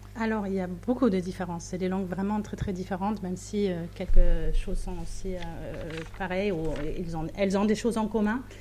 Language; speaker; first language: French; non-native, fluent; German